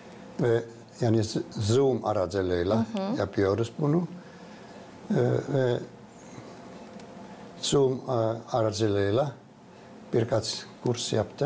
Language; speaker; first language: Turkish; non-native, fluent; Finnish